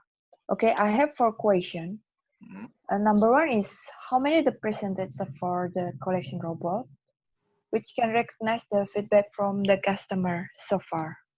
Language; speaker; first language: English; non-native, fluent; Indonesian